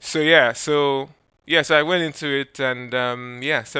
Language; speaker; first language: English; non-native, local second language; Yoruba